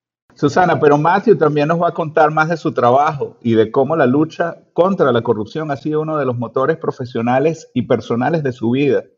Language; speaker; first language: Spanish; native; Spanish